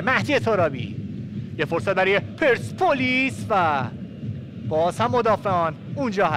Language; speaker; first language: Persian; native; Persian